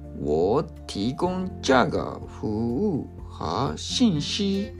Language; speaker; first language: Chinese; non-native, fluent; Japanese